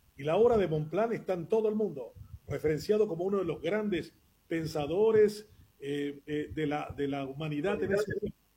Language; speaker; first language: Spanish; non-native, local second language; Guarani